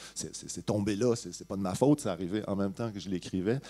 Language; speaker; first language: French; native; French